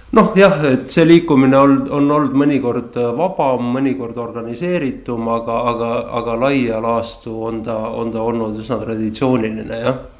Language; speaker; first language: Estonian; native; Estonian